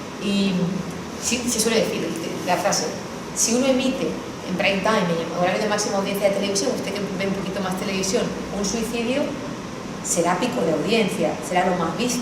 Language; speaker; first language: Spanish; native; Spanish